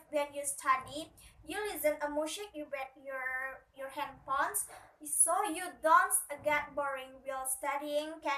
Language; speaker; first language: English; non-native, learner; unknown